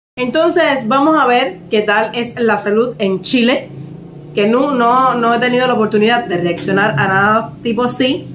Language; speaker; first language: Spanish; native; Spanish